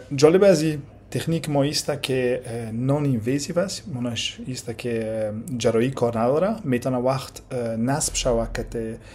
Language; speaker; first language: Persian; native; Persian